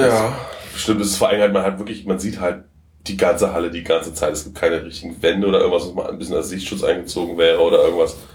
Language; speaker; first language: German; native; German